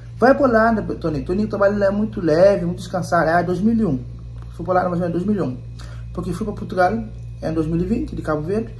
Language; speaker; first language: Portuguese; non-native, local second language; Kabuverdianu